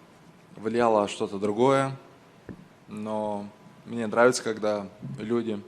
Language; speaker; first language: Russian; non-native, local second language; Romanian